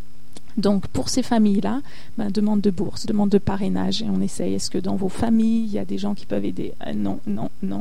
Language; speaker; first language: French; native; French